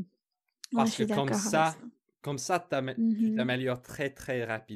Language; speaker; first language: French; non-native, fluent; English